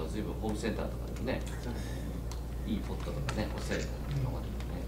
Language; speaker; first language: Japanese; native; Japanese